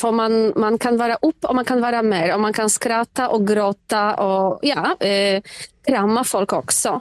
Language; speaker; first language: Swedish; non-native, fluent; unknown